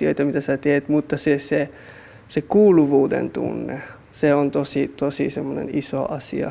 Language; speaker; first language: Finnish; non-native, fluent; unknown